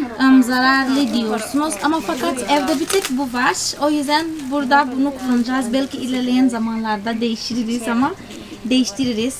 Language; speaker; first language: Turkish; non-native, fluent; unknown